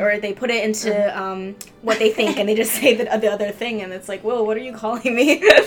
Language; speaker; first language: English; early bilingual, other home language; Chinese